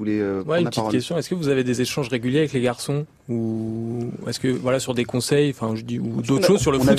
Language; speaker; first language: French; native; French